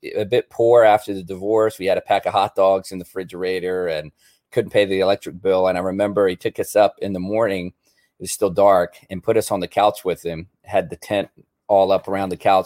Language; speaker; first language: English; native; English